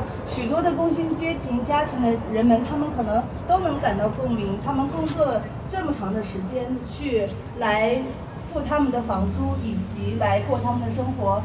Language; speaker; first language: Chinese; early bilingual, other home language; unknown